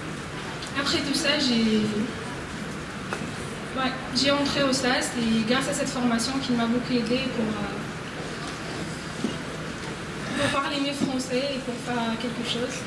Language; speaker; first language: French; non-native, learner; Arabic